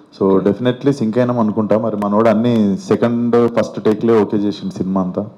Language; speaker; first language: Telugu; native; Telugu